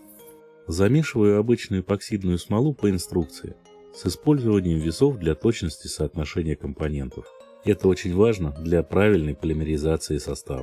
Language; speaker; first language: Russian; native; Russian